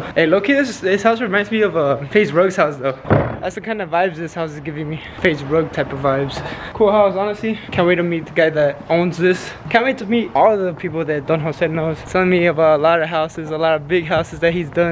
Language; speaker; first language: English; native; English